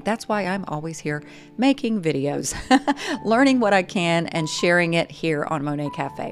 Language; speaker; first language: English; native; English